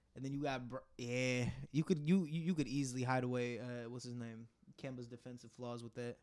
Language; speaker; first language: English; native; English